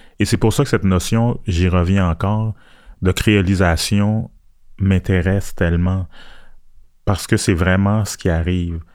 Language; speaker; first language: French; early bilingual, other home language; Haitian Creole